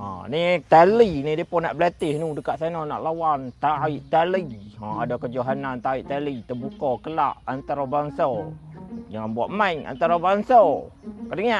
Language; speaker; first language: Malay; native; Malay